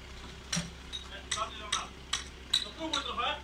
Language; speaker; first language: Polish; native; Polish